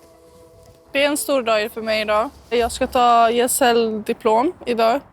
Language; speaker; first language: Swedish; early bilingual, other home language; Serbian